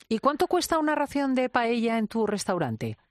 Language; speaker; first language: Spanish; native; Spanish